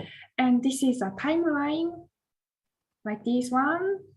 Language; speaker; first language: English; non-native, learner; Japanese